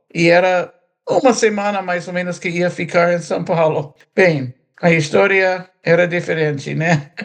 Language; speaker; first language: Portuguese; non-native, fluent; English